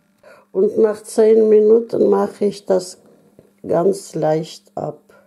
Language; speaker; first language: German; non-native, fluent; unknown